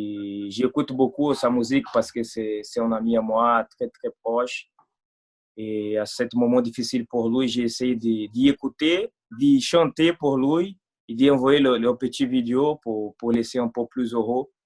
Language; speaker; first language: French; non-native, fluent; Portuguese